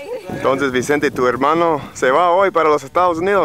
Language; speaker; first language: Spanish; non-native, fluent; English